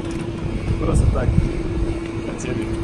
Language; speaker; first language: Russian; non-native, fluent; Portuguese